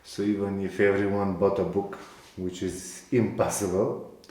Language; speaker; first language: English; non-native, fluent; Macedonian